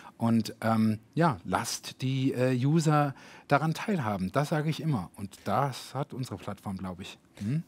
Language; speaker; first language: German; native; German